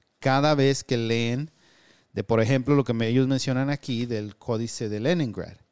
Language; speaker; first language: Spanish; early bilingual, heritage; Spanish